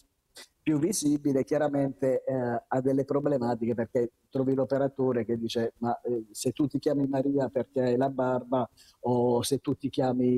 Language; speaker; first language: Italian; native; Italian